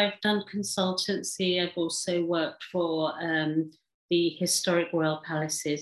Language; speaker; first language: English; early bilingual, other home language; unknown